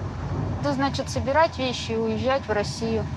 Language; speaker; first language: Russian; native; Russian